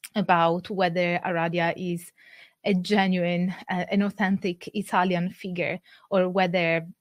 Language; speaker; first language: English; non-native, fluent; Italian